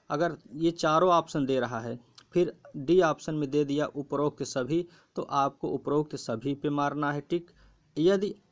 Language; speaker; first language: Hindi; native; Hindi